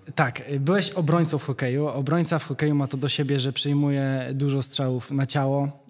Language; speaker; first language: Polish; native; Polish